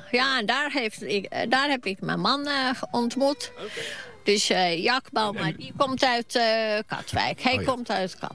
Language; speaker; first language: Dutch; non-native, fluent; Finnish